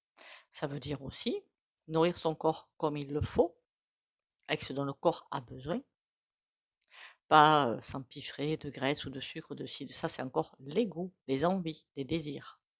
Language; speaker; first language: French; native; French